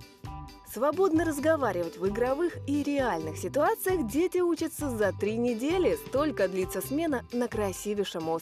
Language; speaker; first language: Russian; native; Russian